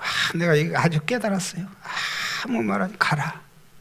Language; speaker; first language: Korean; native; Korean